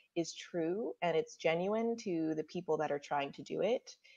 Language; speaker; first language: English; native; English